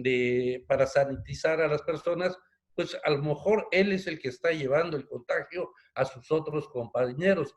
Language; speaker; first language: Spanish; native; Spanish